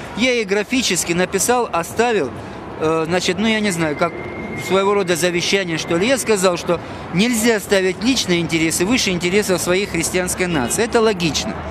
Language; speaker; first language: Russian; native; Russian